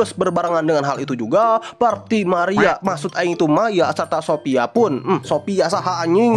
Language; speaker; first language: Indonesian; native; Indonesian